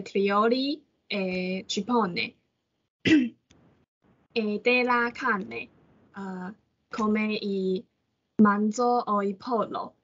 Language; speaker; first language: Italian; non-native, learner; Chinese